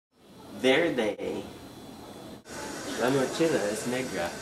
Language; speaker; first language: Spanish; non-native, learner; English